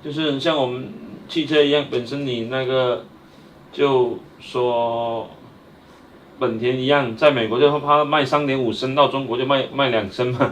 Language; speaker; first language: Chinese; native; Chinese